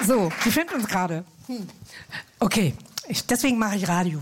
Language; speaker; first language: German; native; German